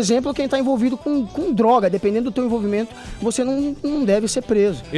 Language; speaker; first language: Portuguese; native; Portuguese